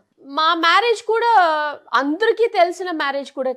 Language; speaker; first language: Telugu; non-native, local second language; Tamil